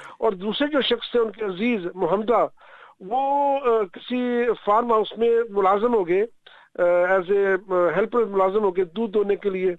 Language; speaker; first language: Urdu; non-native, local second language; Punjabi